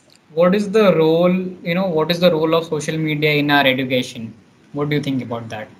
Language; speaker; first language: English; non-native, local second language; Hindi